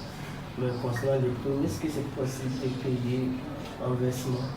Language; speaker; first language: French; non-native, learner; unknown